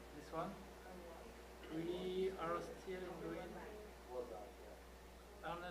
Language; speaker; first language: English; non-native, learner; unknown